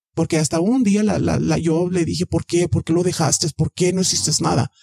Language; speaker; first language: Spanish; early bilingual, heritage; Spanish